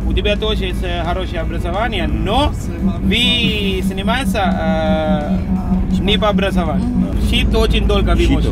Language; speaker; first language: Russian; non-native, learner; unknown